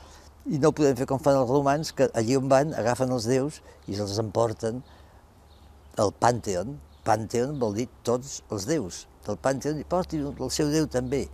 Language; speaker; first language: Catalan; native; Catalan